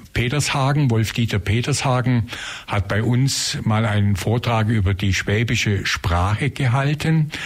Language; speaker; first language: German; native; German